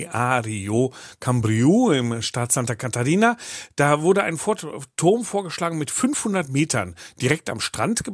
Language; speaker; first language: German; native; German